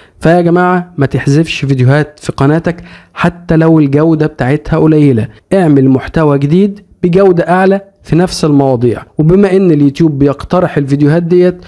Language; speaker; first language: Arabic; native; Arabic